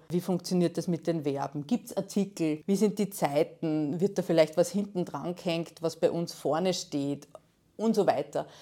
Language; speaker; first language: German; native; German